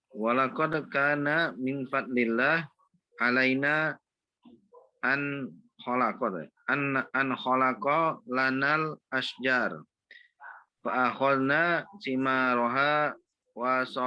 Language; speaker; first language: Arabic; non-native, learner; Indonesian